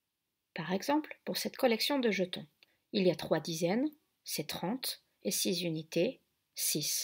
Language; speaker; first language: French; native; French